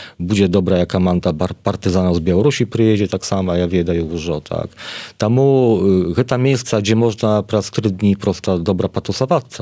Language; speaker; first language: Polish; non-native, learner; Belarusian